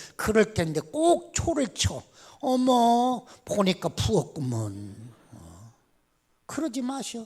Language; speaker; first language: Korean; native; Korean